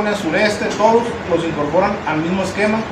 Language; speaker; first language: Spanish; native; Spanish